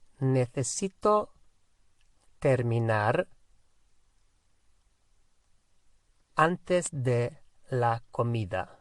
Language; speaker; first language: Spanish; non-native, fluent; English